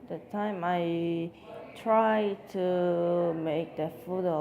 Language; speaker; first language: English; non-native, learner; Korean